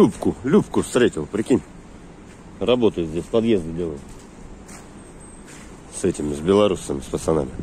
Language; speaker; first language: Russian; native; Russian